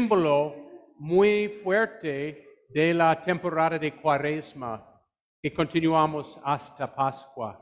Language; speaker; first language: Spanish; non-native, fluent; English